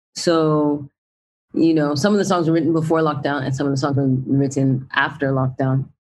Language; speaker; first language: English; native; English